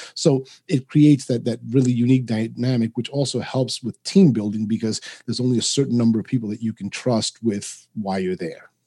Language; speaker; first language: English; early bilingual, other home language; Spanish